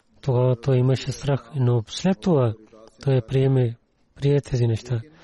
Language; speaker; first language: Bulgarian; non-native, learner; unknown